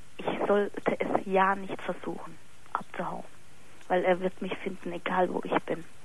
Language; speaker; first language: German; early bilingual, other home language; Turkish